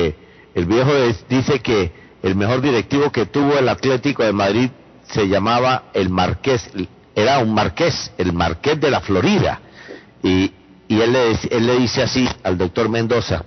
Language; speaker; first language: Spanish; native; Spanish